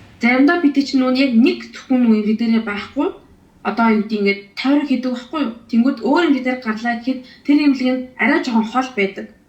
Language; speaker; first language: Mongolian; native; Mongolian